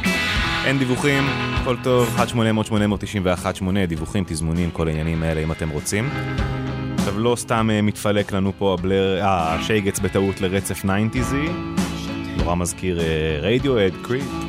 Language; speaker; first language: Hebrew; native; Hebrew